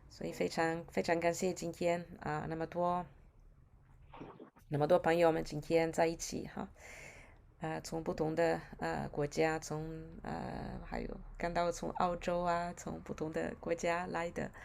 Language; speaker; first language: Chinese; non-native, fluent; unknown